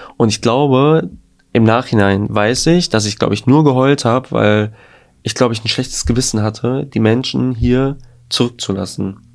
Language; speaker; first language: German; early bilingual, other home language; Albanian